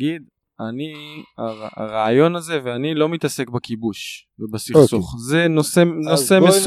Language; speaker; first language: Hebrew; native; Hebrew